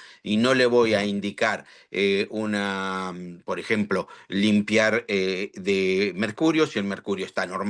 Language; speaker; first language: Spanish; native; Spanish